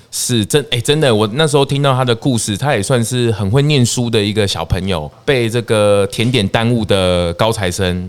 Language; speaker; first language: Chinese; native; Chinese